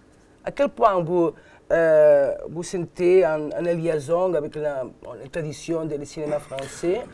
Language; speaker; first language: French; non-native, learner; Catalan